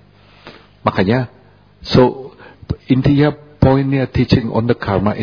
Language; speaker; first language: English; non-native, fluent; Indonesian